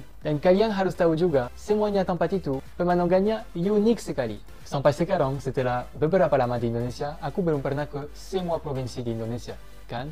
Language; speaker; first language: Indonesian; non-native, fluent; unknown